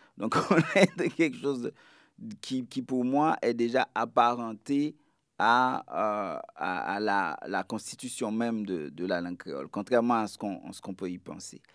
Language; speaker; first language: French; non-native, local second language; Haitian Creole